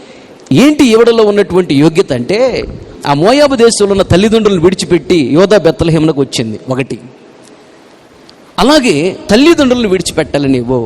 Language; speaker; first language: Telugu; native; Telugu